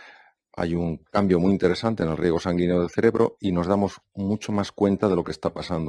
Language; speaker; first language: Spanish; native; Spanish